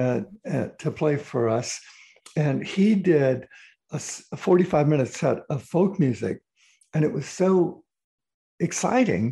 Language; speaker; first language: English; native; English